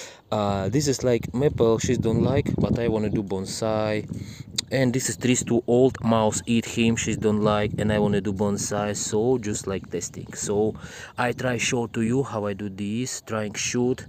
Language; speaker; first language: English; non-native, learner; Russian